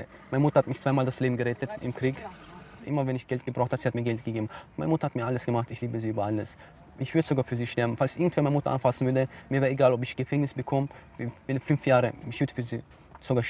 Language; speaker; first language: German; non-native, fluent; Chechen